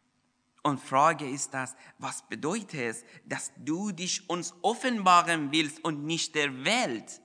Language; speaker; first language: German; non-native, fluent; Persian